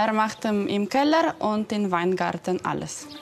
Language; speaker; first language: German; non-native, fluent; Italian